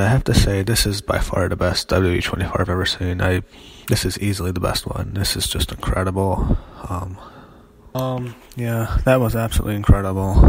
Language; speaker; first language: English; native; English